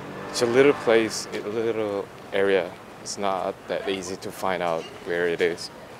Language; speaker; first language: English; non-native, fluent; Korean